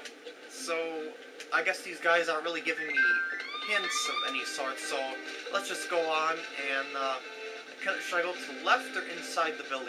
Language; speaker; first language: English; native; English